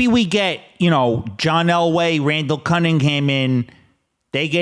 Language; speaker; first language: English; native; English